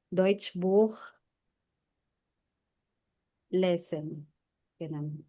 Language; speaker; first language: German; non-native, fluent; Filipino